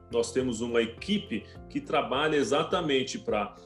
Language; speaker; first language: Portuguese; early bilingual, other home language; Chinese